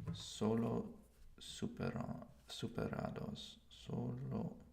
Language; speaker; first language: Spanish; non-native, learner; English